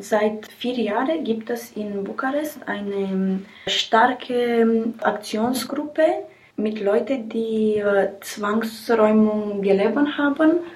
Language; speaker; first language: German; non-native, learner; Romanian